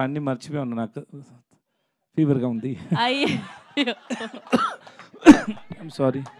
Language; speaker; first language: Telugu; non-native, learner; Tamil